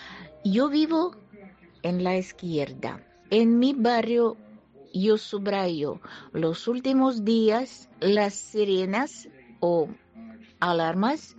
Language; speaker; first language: Spanish; non-native, fluent; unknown